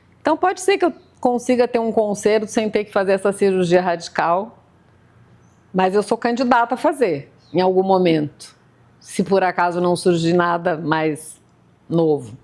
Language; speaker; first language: Portuguese; native; Portuguese